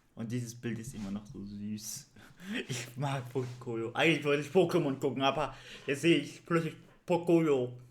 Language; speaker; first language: German; early bilingual, other home language; Spanish